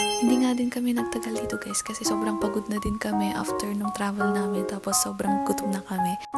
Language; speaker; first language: Filipino; non-native, local second language; Iloko